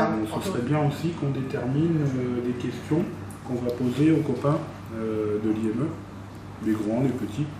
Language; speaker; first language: French; native; French